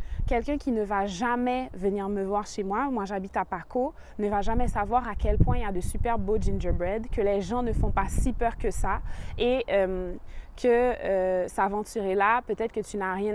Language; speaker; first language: French; native; French